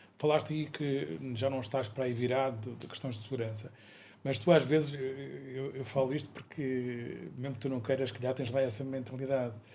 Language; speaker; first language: Portuguese; native; Portuguese